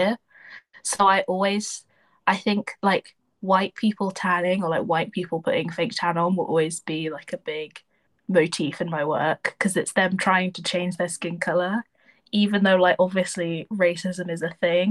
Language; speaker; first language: English; native; English